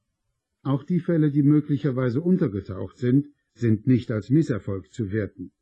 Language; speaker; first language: German; native; German